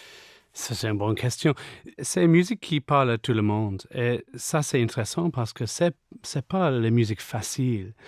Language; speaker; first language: French; non-native, fluent; English